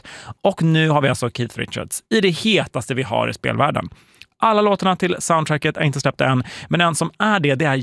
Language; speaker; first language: Swedish; native; Swedish